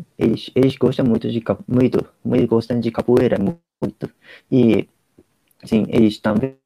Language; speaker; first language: Portuguese; non-native, fluent; Japanese